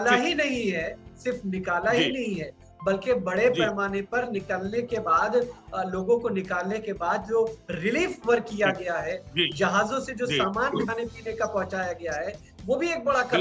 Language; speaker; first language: Hindi; native; Hindi